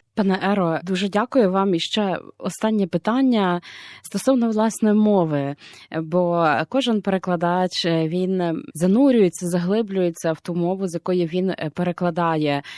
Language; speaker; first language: Ukrainian; native; Ukrainian